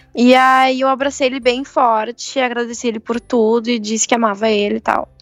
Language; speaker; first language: Portuguese; native; Portuguese